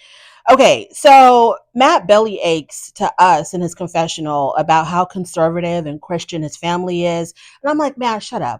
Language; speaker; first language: English; native; English